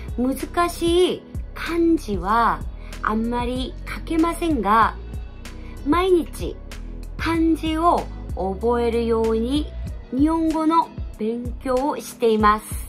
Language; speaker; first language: Japanese; non-native, fluent; Korean